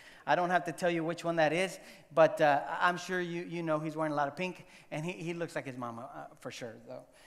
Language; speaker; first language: English; non-native, fluent; Spanish